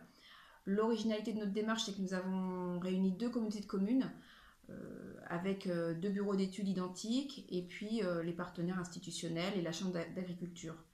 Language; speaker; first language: French; native; French